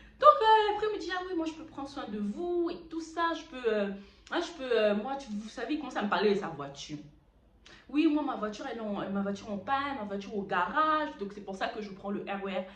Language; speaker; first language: French; early bilingual, other home language; Lingala